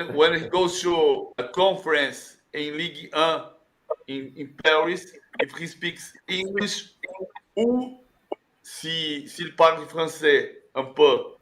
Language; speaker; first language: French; non-native, learner; Portuguese